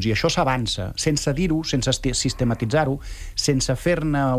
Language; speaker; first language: Catalan; native; Catalan